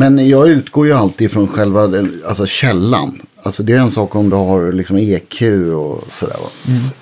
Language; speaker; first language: Swedish; native; Swedish